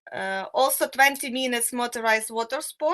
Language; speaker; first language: English; non-native, fluent; Russian